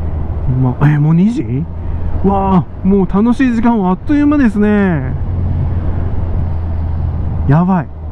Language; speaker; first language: Japanese; native; Japanese